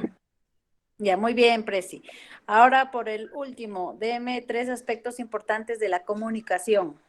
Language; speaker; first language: Spanish; native; Spanish